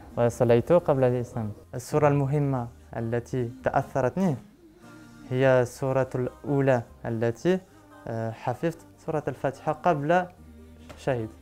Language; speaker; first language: Arabic; non-native, learner; French